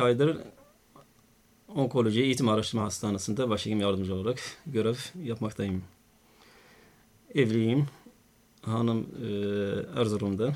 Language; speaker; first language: Turkish; non-native, fluent; Arabic